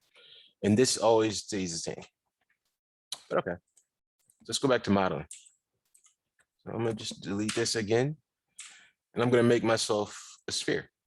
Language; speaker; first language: English; native; English